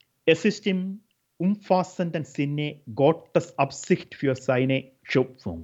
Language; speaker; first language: German; non-native, fluent; Malayalam